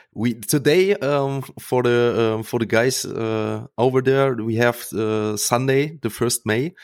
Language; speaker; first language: English; non-native, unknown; German